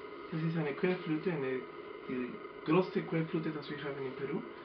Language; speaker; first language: German; non-native, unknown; Spanish